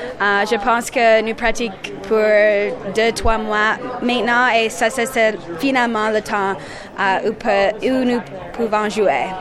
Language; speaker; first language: French; non-native, learner; English